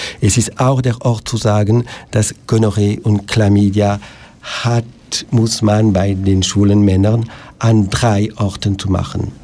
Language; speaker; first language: German; non-native, local second language; French